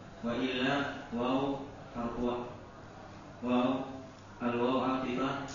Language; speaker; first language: Arabic; non-native, learner; Indonesian